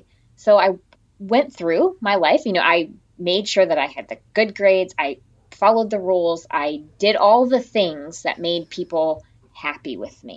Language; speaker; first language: English; native; English